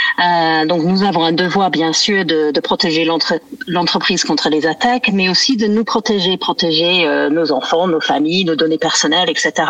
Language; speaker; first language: French; non-native, fluent; English